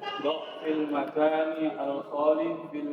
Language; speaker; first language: Arabic; non-native, learner; Indonesian